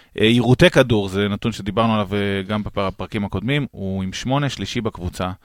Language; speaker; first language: Hebrew; native; Hebrew